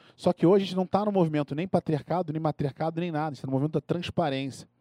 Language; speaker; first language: Portuguese; native; Portuguese